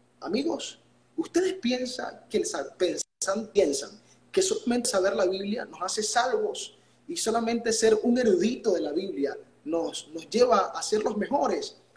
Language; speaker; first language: Spanish; native; Spanish